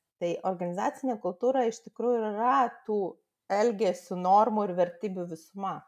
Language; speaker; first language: Lithuanian; non-native, local second language; Russian